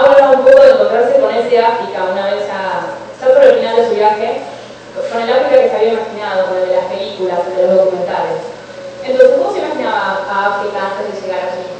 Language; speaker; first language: Spanish; native; Spanish